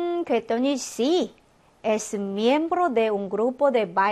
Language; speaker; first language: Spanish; non-native, fluent; Korean